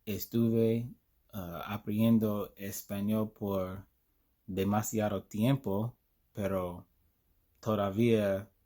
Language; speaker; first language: Spanish; non-native, learner; English